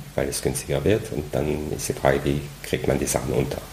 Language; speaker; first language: German; non-native, fluent; French